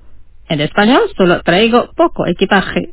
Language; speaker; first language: Spanish; non-native, fluent; Indonesian